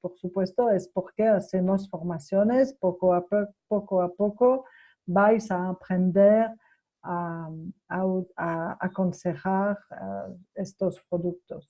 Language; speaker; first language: Spanish; non-native, fluent; French